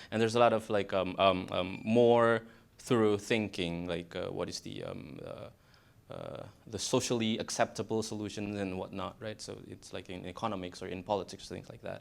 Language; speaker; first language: English; non-native, fluent; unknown